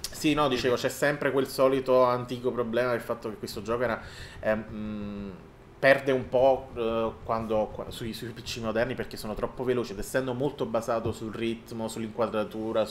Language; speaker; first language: Italian; native; Italian